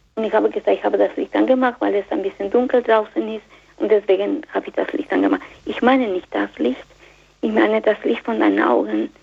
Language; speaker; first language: German; non-native, fluent; Spanish